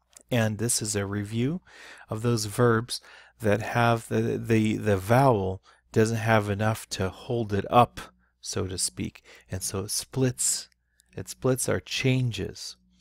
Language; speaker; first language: English; native; English